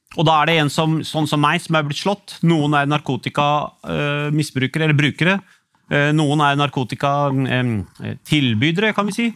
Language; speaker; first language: Norwegian; early bilingual, other home language; Urdu